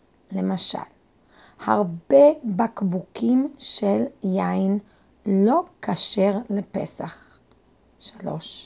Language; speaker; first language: Hebrew; non-native, learner; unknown